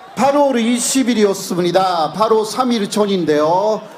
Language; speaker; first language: Korean; non-native, fluent; Japanese